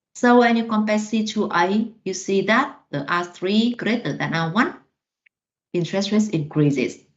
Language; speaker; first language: English; non-native, fluent; Vietnamese